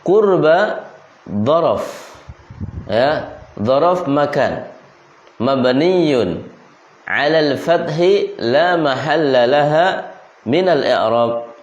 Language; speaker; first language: Arabic; non-native, fluent; Indonesian